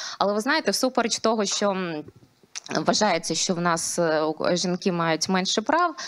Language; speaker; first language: Ukrainian; non-native, local second language; Russian